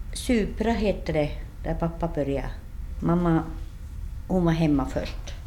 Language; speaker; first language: Swedish; early bilingual, other home language; Finnish